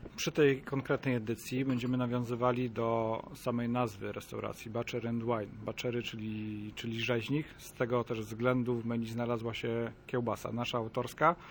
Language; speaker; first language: Polish; native; Polish